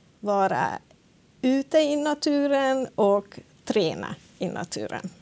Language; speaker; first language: Swedish; non-native, fluent; Hungarian